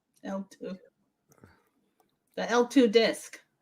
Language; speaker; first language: English; native; English